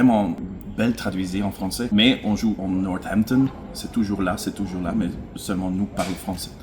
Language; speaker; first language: French; non-native, local second language; Dutch